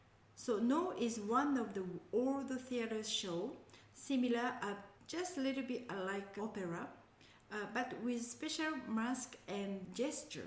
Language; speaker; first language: English; non-native, learner; Japanese